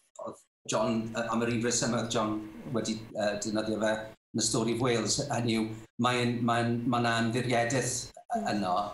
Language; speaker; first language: Welsh; native; Welsh